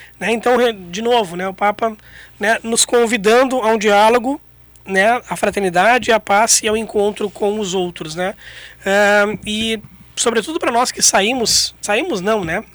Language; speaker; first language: Portuguese; native; Portuguese